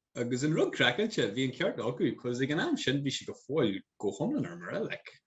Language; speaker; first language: Irish; native; Irish